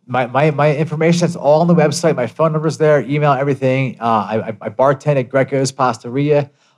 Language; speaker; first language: English; early bilingual, other home language; Italian